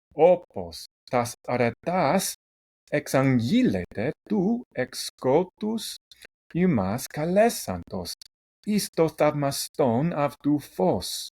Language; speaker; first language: Greek; non-native, fluent; English